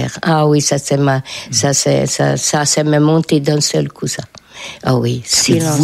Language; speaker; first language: French; non-native, fluent; Hungarian